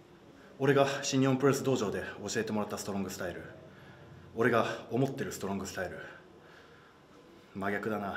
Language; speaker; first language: Japanese; native; Japanese